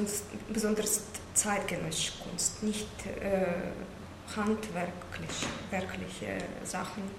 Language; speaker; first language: German; non-native, learner; Russian